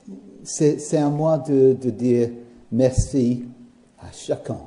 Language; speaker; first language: French; non-native, learner; English